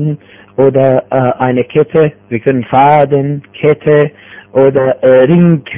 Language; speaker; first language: German; non-native, fluent; Arabic